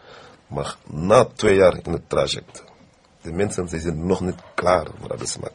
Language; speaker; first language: Dutch; non-native, fluent; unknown